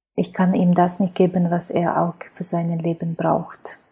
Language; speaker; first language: German; non-native, fluent; Ukrainian